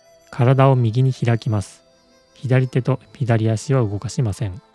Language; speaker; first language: Japanese; native; Japanese